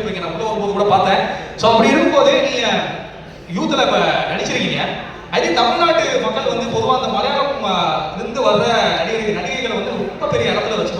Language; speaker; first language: Tamil; native; Tamil